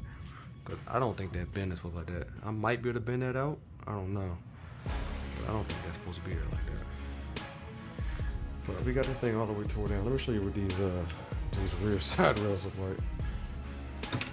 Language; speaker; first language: English; native; English